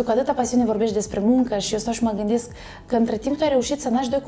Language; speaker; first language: Romanian; native; Romanian